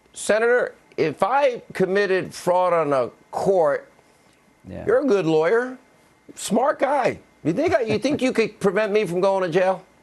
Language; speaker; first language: English; native; English